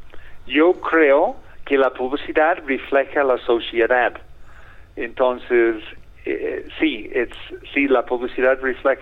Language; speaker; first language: Spanish; non-native, fluent; English